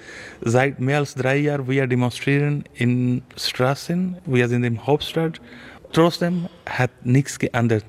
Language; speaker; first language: German; non-native, learner; Urdu